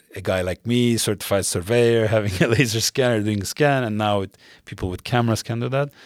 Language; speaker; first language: English; non-native, fluent; Turkish